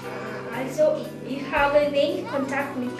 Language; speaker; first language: German; non-native, learner; Mongolian